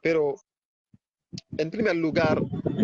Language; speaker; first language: Spanish; non-native, fluent; Haitian Creole